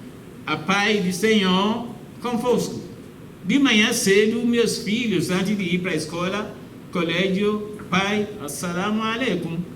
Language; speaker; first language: Portuguese; non-native, fluent; Yoruba